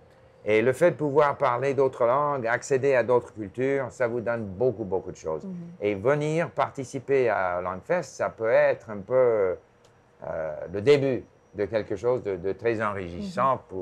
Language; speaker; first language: French; non-native, local second language; English